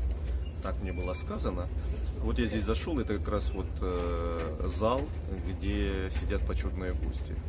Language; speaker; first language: Russian; native; Russian